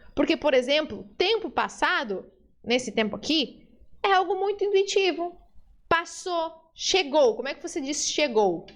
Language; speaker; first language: Portuguese; early bilingual, other home language; Spanish